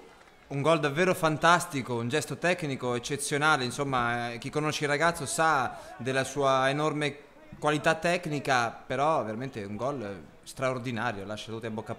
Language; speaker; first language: Italian; native; Italian